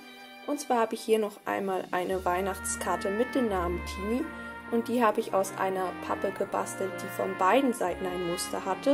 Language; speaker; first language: German; native; German